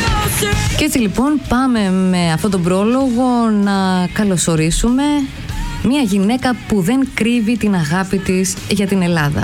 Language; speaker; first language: Greek; native; Greek